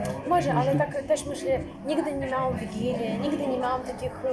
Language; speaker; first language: Polish; non-native, fluent; Russian